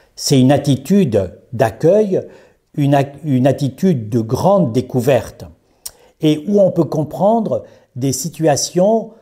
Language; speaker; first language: French; native; French